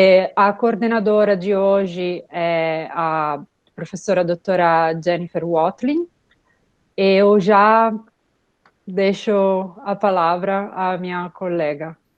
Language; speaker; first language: Portuguese; non-native, fluent; Italian